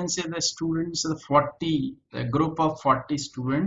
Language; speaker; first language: English; native; English